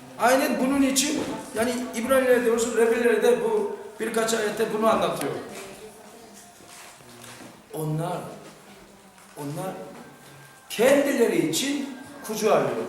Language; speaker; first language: Turkish; non-native, fluent; Korean